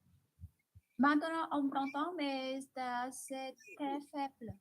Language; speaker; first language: French; non-native, fluent; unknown